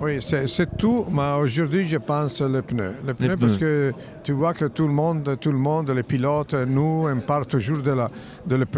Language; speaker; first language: French; non-native, fluent; Italian